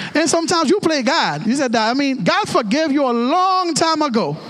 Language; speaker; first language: English; non-native, fluent; Haitian Creole